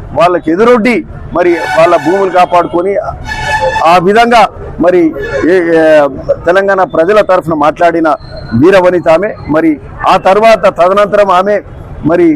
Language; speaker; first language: Telugu; native; Telugu